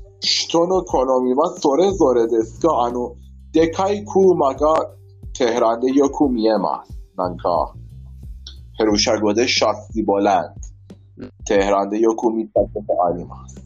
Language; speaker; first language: Japanese; non-native, learner; Persian